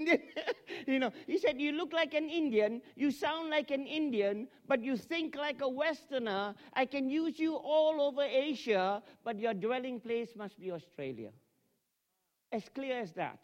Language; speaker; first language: English; non-native, local second language; Tamil